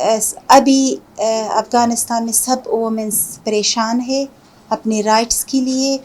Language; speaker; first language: Hindi; non-native, fluent; Punjabi